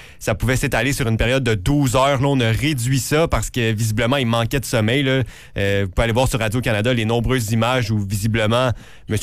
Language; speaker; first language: French; native; French